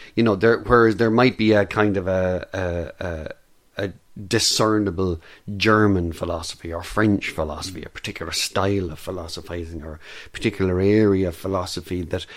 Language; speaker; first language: English; native; English